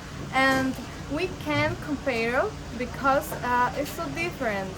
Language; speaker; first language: English; non-native, learner; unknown